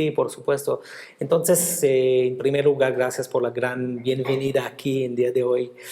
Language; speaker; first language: Spanish; non-native, fluent; Hebrew